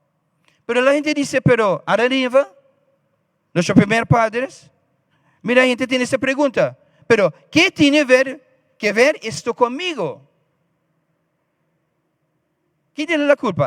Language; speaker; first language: Spanish; non-native, fluent; English